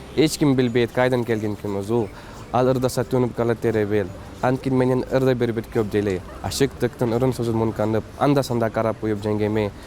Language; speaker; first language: Kyrgyz; non-native, learner; Kashmiri